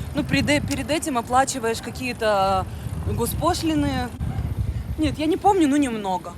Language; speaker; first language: Russian; native; Russian